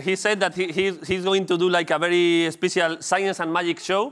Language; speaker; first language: English; non-native, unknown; Spanish